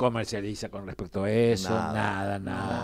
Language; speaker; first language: Spanish; native; Spanish